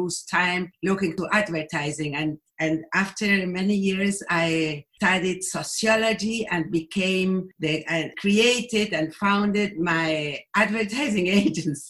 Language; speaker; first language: English; non-native, fluent; Spanish